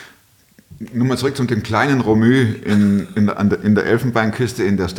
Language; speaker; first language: German; native; German